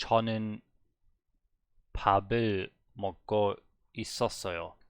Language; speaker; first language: Korean; non-native, learner; German